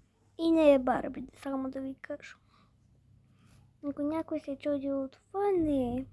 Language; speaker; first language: Bulgarian; early bilingual, heritage; Bulgarian